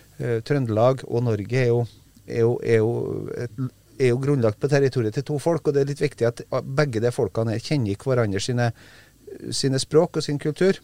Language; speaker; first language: Norwegian; native; Norwegian